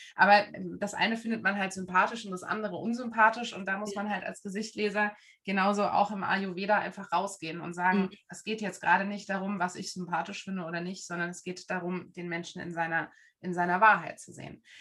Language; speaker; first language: German; native; German